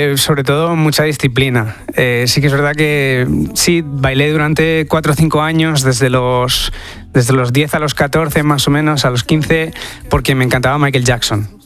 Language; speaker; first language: Spanish; early bilingual, other home language; English